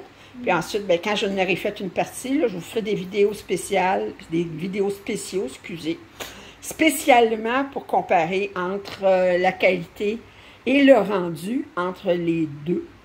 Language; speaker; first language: French; native; French